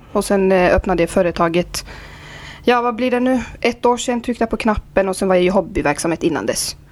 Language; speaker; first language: Swedish; early bilingual, other home language; Azerbaijani